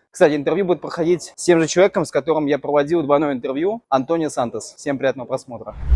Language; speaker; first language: Russian; native; Russian